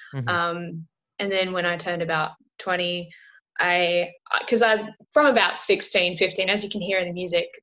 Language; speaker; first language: English; native; English